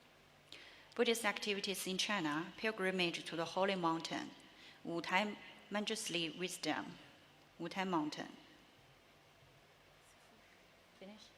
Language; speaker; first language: English; non-native, learner; Chinese